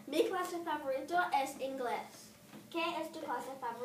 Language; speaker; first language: Spanish; non-native, learner; English